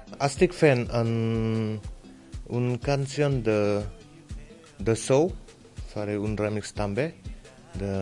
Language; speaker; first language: Catalan; non-native, learner; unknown